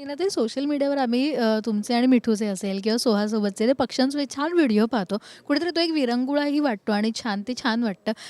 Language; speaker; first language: Marathi; native; Marathi